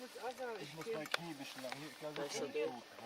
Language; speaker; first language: German; non-native, learner; Arabic